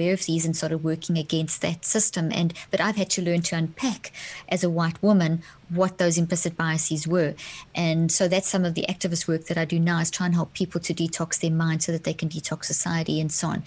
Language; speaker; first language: English; native; English